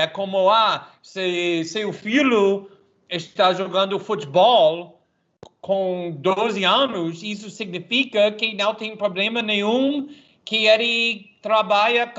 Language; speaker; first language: Portuguese; non-native, fluent; English